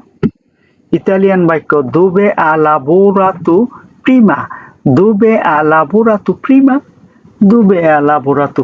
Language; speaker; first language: Italian; non-native, learner; Bangla